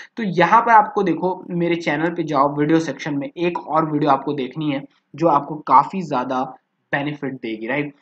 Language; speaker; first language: Hindi; native; Hindi